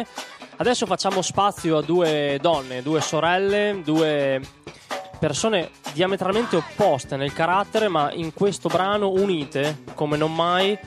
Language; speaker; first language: Italian; native; Italian